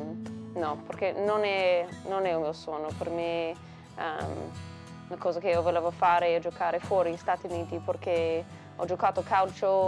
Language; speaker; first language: Italian; non-native, learner; English